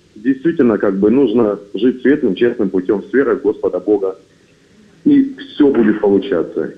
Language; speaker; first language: Russian; native; Russian